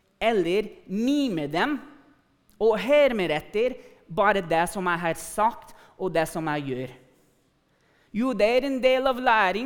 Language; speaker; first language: Norwegian; non-native, fluent; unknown